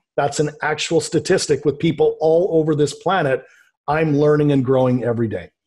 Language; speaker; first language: English; native; English